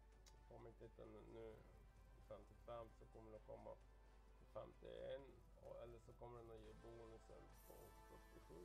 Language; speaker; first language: Swedish; native; Swedish